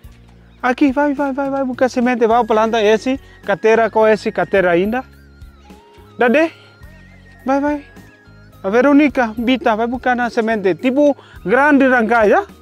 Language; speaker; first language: Portuguese; non-native, learner; Vietnamese